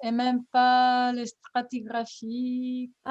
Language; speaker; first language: French; non-native, fluent; Italian